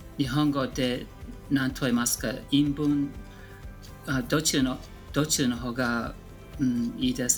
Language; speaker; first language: Japanese; non-native, learner; English